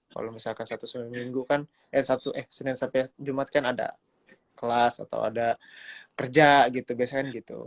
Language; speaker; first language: Indonesian; native; Indonesian